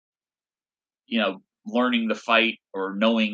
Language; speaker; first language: English; native; English